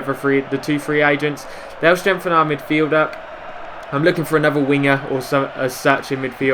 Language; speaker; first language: English; native; English